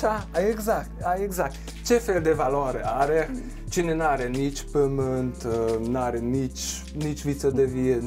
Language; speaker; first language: Romanian; non-native, local second language; Hungarian